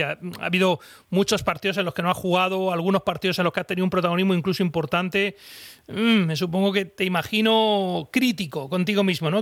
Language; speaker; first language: Spanish; native; Spanish